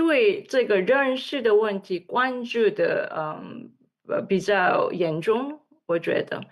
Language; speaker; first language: Chinese; non-native, learner; English